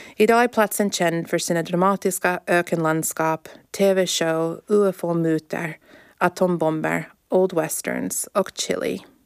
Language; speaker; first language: Swedish; early bilingual, heritage; English